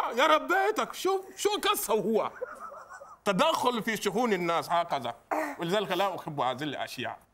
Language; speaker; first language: Arabic; non-native, fluent; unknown